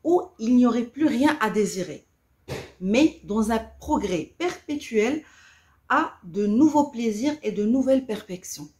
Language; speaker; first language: French; non-native, local second language; Arabic